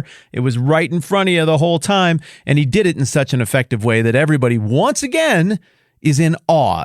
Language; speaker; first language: English; native; English